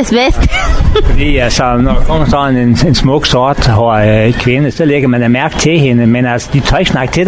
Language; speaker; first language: Danish; native; Danish